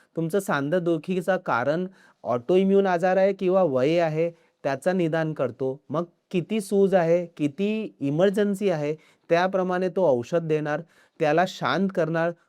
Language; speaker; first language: Marathi; non-native, local second language; Hindi